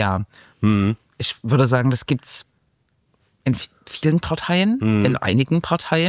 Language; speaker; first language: German; native; German